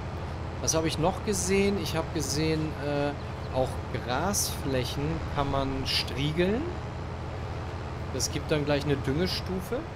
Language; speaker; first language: German; native; German